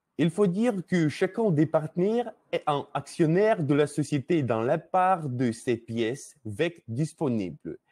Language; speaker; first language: French; non-native, learner; Russian